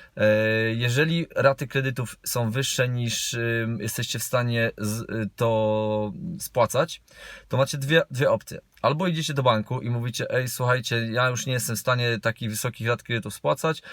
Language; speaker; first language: Polish; native; Polish